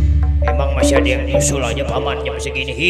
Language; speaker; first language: Indonesian; native; Indonesian